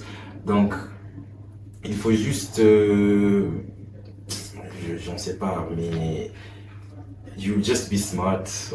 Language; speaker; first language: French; non-native, fluent; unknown